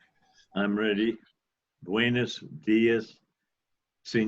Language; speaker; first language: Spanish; non-native, learner; English